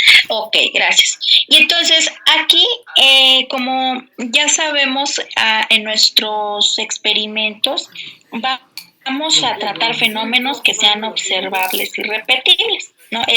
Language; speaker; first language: Spanish; native; Spanish